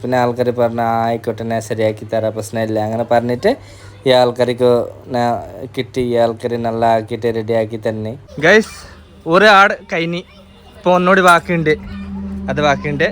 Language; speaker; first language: Malayalam; non-native, learner; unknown